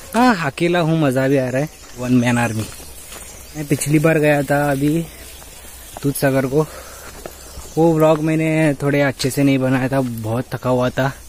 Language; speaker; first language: Hindi; non-native, local second language; Marathi